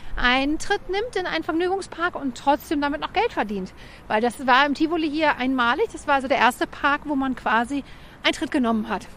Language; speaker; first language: German; native; German